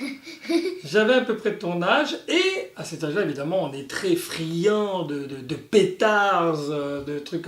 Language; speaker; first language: French; native; French